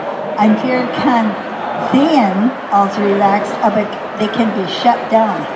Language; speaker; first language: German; non-native, fluent; English